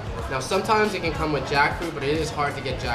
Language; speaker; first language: English; native; English